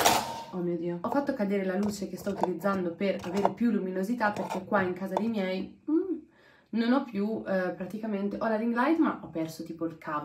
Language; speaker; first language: Italian; native; Italian